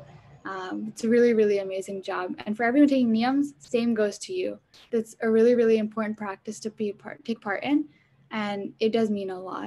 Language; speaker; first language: English; early bilingual, other home language; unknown